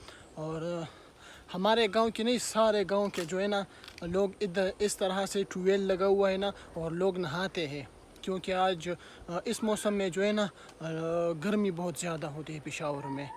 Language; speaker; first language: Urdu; non-native, local second language; Pashto